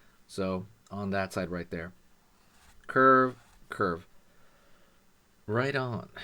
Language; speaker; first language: English; native; English